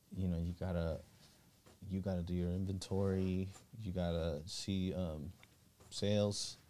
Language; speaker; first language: English; native; English